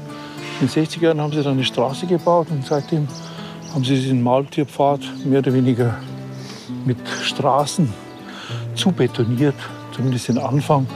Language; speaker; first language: German; native; German